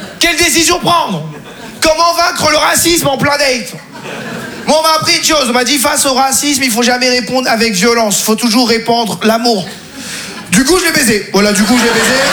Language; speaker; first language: French; native; French